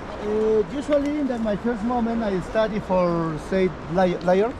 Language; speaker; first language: English; non-native, learner; Spanish